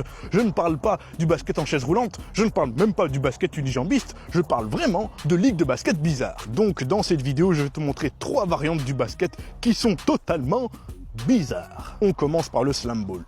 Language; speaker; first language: French; native; French